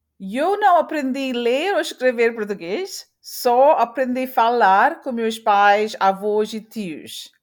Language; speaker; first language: Portuguese; early bilingual, heritage; Portuguese